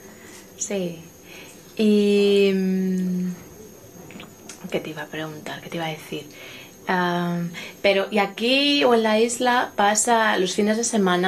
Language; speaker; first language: Spanish; non-native, fluent; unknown